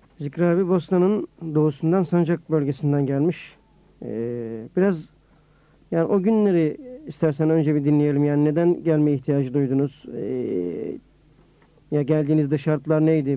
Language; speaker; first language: Turkish; native; Turkish